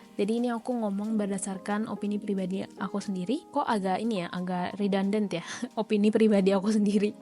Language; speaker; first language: Indonesian; native; Indonesian